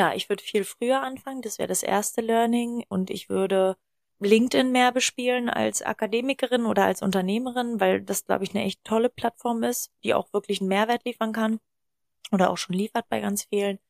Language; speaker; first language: German; native; German